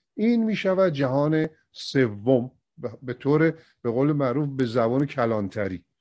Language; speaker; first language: Persian; native; Persian